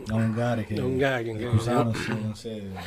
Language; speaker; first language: Portuguese; non-native, fluent; Italian